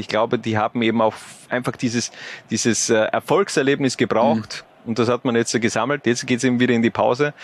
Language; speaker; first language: German; native; German